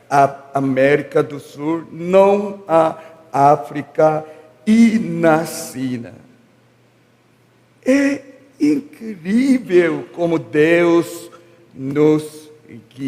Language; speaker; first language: Portuguese; non-native, learner; Korean